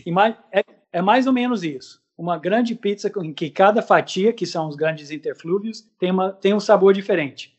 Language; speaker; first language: Portuguese; non-native, fluent; English